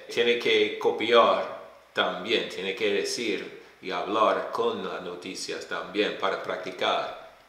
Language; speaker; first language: Spanish; non-native, fluent; English